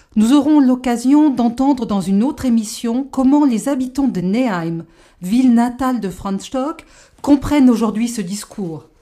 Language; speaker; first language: French; native; French